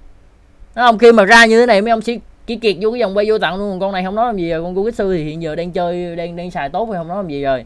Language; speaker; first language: Vietnamese; native; Vietnamese